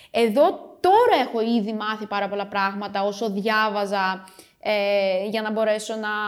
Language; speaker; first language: Greek; early bilingual, other home language; Romanian